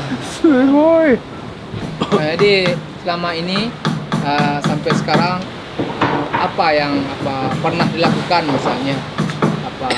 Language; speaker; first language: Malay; non-native, fluent; Japanese